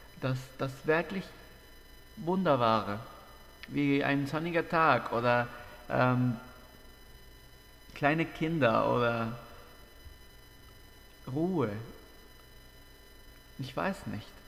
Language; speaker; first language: German; non-native, fluent; Spanish